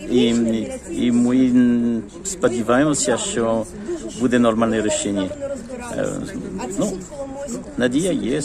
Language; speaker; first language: Ukrainian; non-native, local second language; Russian